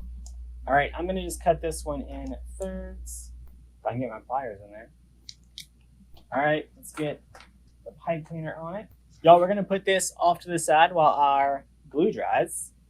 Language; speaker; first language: English; native; English